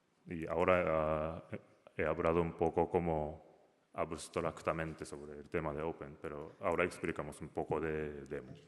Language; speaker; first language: Spanish; non-native, learner; Japanese